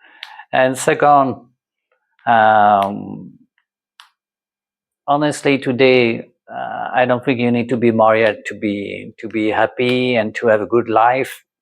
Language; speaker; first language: English; non-native, learner; French